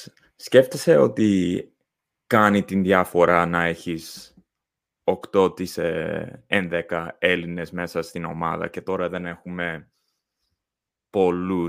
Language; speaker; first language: Greek; early bilingual, heritage; English